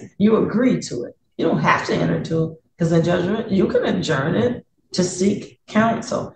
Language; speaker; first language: English; native; English